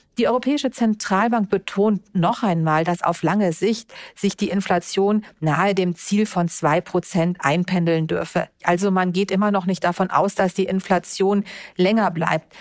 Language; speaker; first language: German; native; German